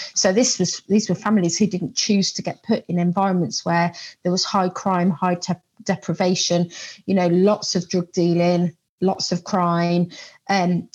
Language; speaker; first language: English; native; English